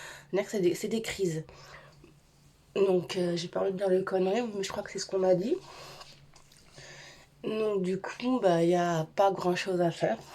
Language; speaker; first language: French; native; French